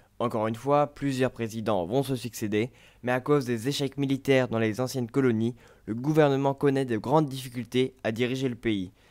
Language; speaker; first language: French; native; French